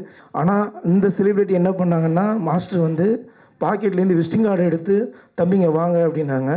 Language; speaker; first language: Tamil; native; Tamil